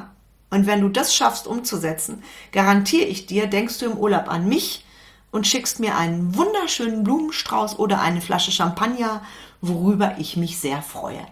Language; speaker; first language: German; native; German